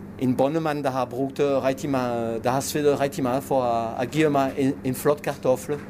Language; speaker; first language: Danish; non-native, fluent; French